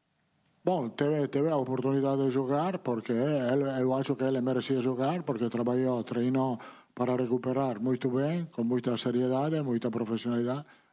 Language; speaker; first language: Portuguese; non-native, learner; Italian